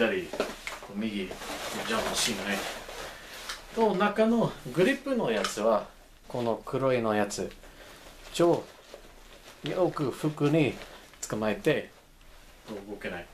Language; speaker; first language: Japanese; non-native, fluent; English